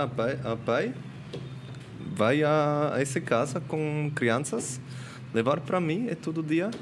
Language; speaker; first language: Portuguese; non-native, learner; Swiss German